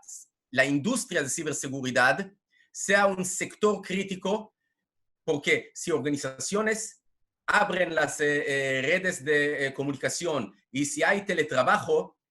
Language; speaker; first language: Spanish; non-native, fluent; Hebrew